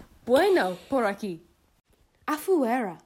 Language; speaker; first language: Spanish; non-native, learner; English